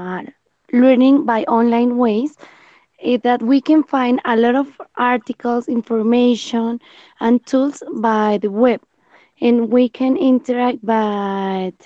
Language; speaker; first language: English; non-native, learner; Spanish